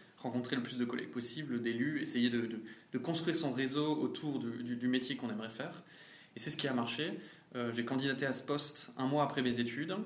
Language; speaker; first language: French; native; French